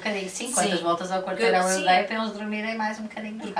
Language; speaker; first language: Portuguese; native; Portuguese